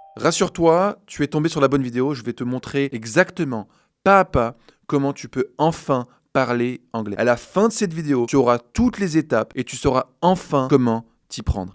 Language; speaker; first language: French; native; French